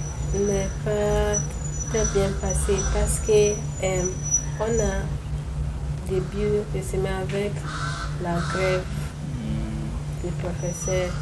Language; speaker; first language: French; non-native, learner; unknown